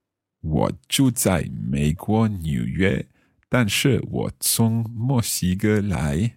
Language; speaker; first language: Chinese; non-native, learner; English